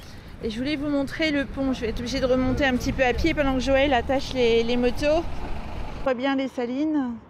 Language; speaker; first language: French; native; French